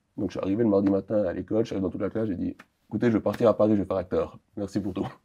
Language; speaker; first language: French; native; French